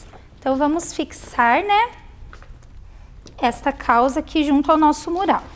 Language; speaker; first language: Portuguese; native; Portuguese